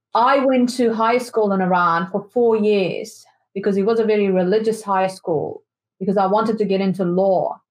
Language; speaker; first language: English; non-native, fluent; Persian